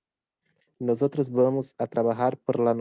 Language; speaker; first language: Spanish; non-native, learner; Portuguese